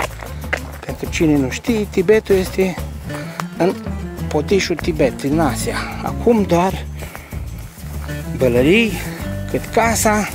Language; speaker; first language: Romanian; native; Romanian